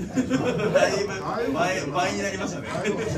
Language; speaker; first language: Japanese; native; Japanese